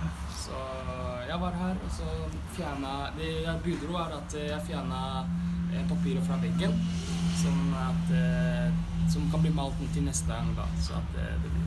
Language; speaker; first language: Norwegian; early bilingual, other home language; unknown